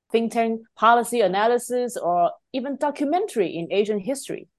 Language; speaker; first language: English; non-native, fluent; Chinese